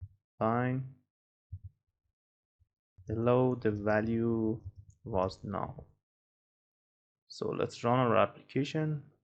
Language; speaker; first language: English; non-native, fluent; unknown